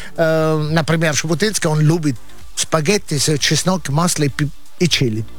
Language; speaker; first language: Russian; non-native, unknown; Italian